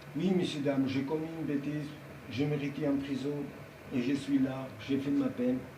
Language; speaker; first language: French; non-native, learner; Georgian